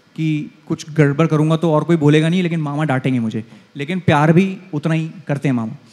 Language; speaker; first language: Hindi; native; Hindi